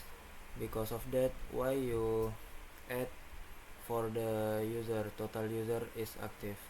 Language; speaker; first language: English; non-native, learner; Indonesian